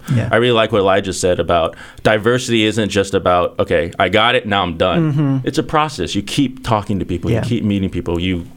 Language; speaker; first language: English; early bilingual, other home language; Chinese